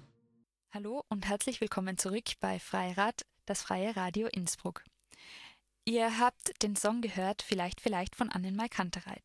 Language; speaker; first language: German; native; German